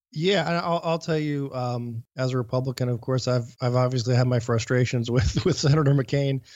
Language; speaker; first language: English; native; English